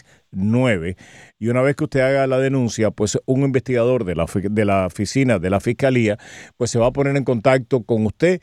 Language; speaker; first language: Spanish; native; Spanish